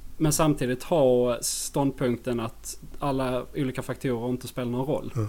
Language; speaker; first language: Swedish; native; Swedish